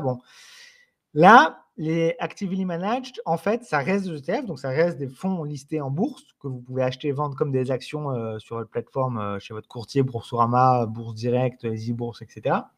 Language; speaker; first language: French; native; French